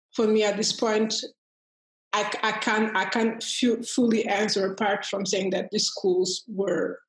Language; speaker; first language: English; early bilingual, heritage; Portuguese